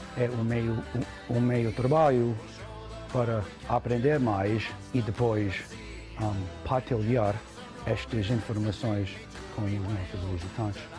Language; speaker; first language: Portuguese; non-native, learner; English